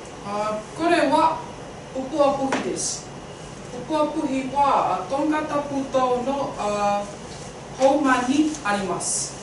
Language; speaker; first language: Japanese; non-native, learner; Tongan